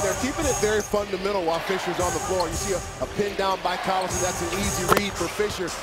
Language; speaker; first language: English; native; English